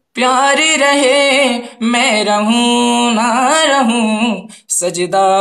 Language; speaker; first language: Hindi; native; Hindi